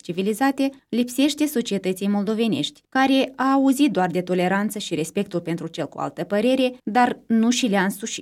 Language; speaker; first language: Romanian; native; Romanian